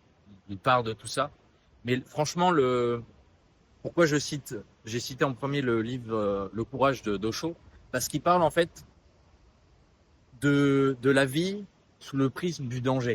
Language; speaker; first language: French; native; French